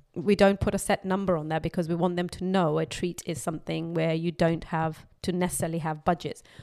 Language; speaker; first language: English; non-native, local second language; Urdu